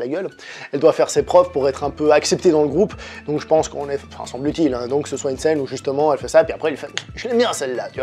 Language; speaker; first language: French; native; French